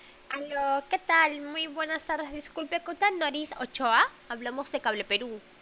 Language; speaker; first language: Spanish; native; Spanish